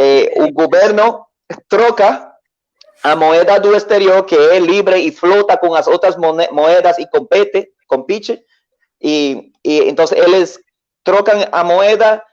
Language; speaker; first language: Portuguese; non-native, learner; Spanish